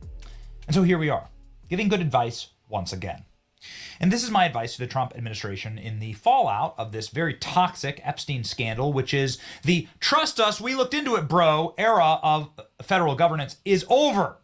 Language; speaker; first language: English; native; English